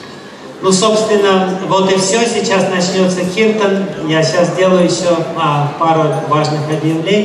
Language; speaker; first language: Russian; native; Russian